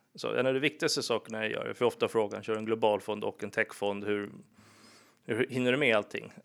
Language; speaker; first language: Swedish; early bilingual, other home language; English